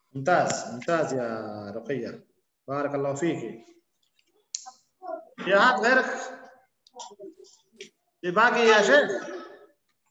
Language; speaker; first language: Arabic; non-native, fluent; Urdu